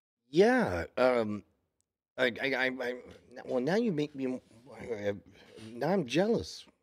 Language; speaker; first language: English; native; English